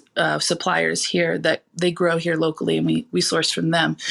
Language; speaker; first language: English; early bilingual, other home language; Filipino